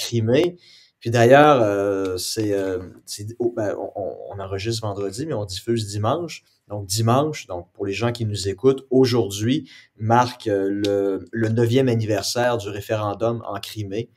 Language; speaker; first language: French; native; French